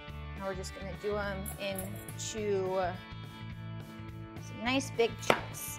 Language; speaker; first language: English; native; English